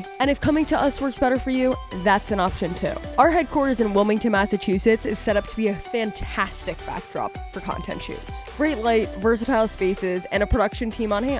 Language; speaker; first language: English; native; English